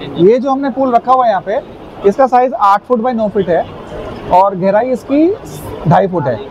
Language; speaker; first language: Hindi; native; Hindi